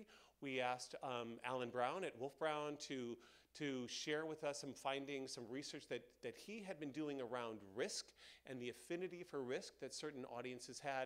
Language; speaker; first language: English; native; English